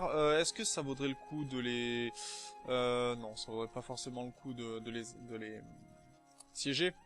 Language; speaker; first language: French; native; French